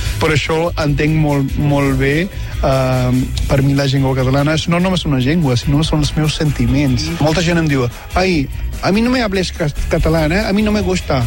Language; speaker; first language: Catalan; non-native, fluent; Punjabi